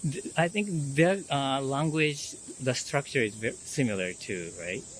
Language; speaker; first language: English; non-native, fluent; Japanese